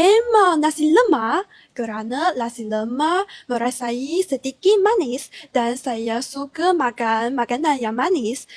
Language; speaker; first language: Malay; non-native, learner; Chinese